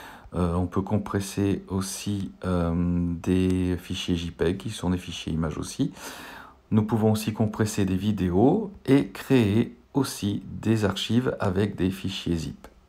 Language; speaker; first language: French; native; French